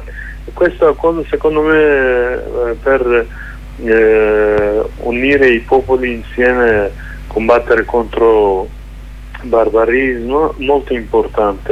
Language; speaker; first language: Italian; non-native, learner; Kurdish